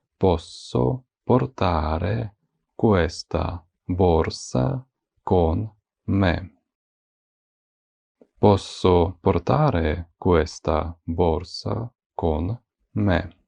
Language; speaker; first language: Italian; non-native, fluent; Ukrainian